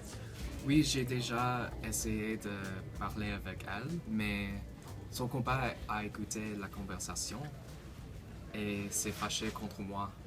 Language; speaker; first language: French; non-native, learner; English